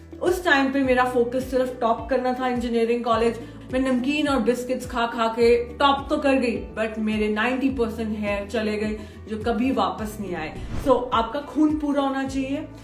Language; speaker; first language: Hindi; native; Hindi